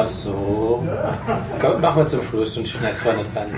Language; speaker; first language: German; native; German